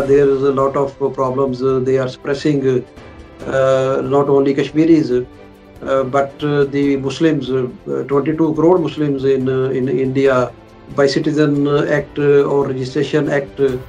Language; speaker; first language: English; non-native, local second language; Urdu